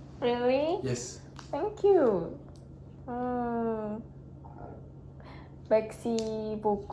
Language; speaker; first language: English; non-native, learner; Korean